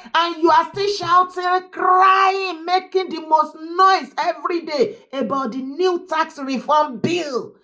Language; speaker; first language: English; non-native, local second language; Yoruba